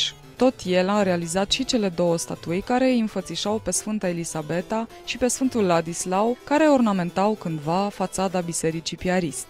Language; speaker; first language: Romanian; native; Romanian